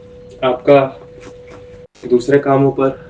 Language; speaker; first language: Hindi; native; Hindi